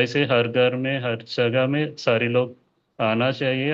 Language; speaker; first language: Hindi; non-native, local second language; Telugu